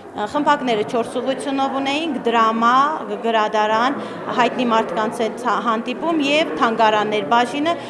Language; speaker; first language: Armenian; native; Armenian